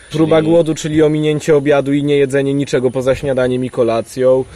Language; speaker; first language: Polish; native; Polish